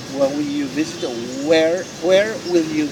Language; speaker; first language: English; non-native, fluent; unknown